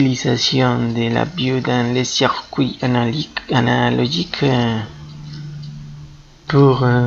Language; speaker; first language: French; non-native, fluent; Spanish